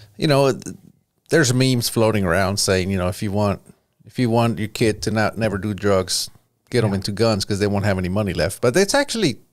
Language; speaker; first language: English; early bilingual, other home language; Spanish